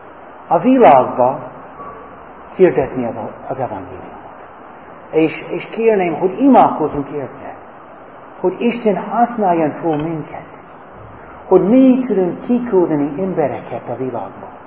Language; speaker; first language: Hungarian; non-native, fluent; English